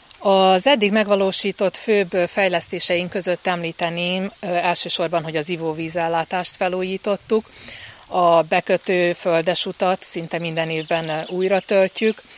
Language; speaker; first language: Hungarian; native; Hungarian